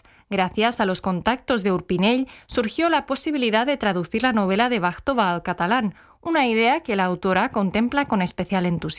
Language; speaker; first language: Spanish; non-native, learner; Czech